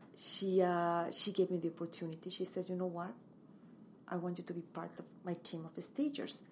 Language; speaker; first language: English; non-native, fluent; Spanish